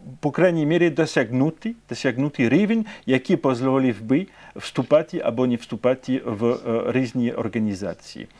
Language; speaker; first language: Ukrainian; non-native, fluent; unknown